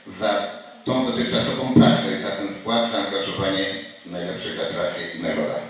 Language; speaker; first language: Polish; native; Polish